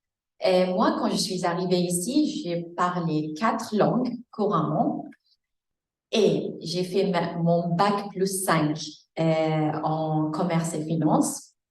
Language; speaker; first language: French; non-native, fluent; Arabic